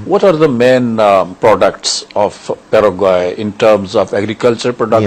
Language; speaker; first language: English; non-native, local second language; Urdu